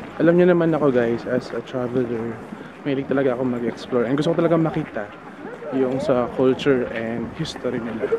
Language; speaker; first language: Filipino; native; Filipino